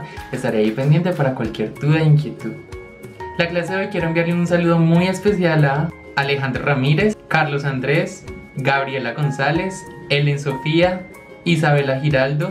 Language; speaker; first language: Spanish; native; Spanish